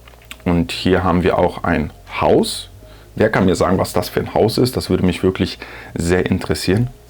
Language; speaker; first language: German; native; German